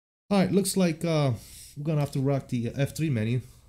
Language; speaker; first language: English; early bilingual, other home language; Italian